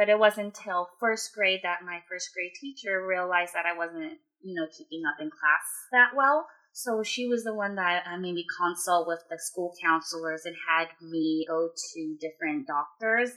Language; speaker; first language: English; native; English